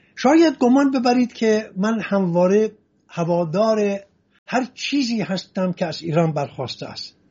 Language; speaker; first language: Persian; non-native, local second language; Assyrian Neo-Aramaic